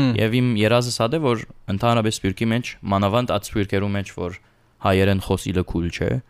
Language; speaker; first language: Armenian; early bilingual, heritage; Armenian